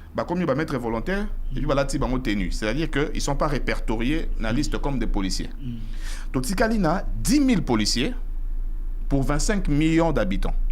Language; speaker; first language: French; non-native, local second language; Lingala